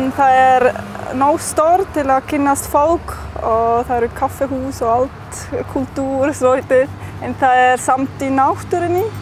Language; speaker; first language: Icelandic; non-native, learner; German